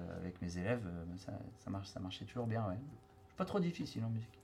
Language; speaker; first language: French; native; French